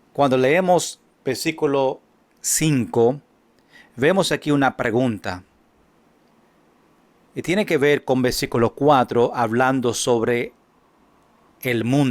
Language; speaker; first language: Spanish; non-native, fluent; English